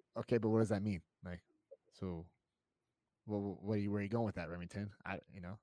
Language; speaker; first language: English; native; English